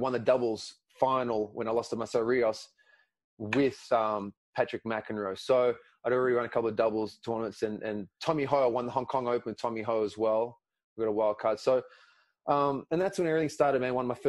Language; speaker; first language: English; non-native, local second language; Greek